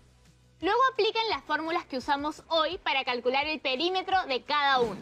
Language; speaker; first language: Spanish; native; Spanish